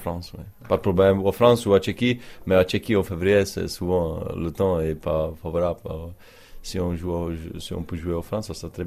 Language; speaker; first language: French; non-native, learner; Czech